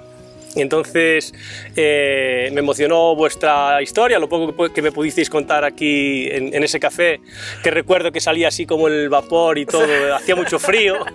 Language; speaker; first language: Spanish; native; Spanish